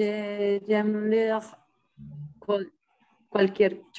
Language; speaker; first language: French; non-native, learner; Spanish